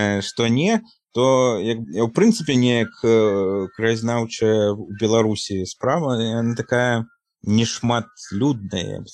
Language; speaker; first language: Belarusian; native; Belarusian